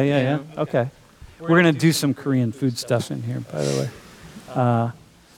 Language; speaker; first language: English; native; English